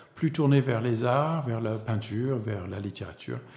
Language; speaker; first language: French; non-native, fluent; English